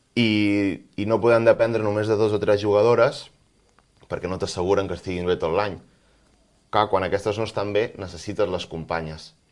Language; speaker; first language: Catalan; native; Catalan